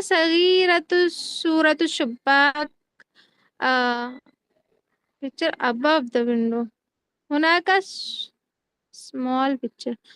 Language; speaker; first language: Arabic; non-native, learner; Urdu